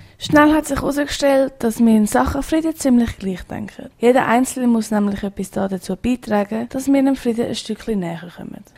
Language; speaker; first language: German; native; German